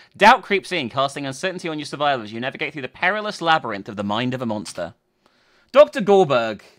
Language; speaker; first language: English; native; English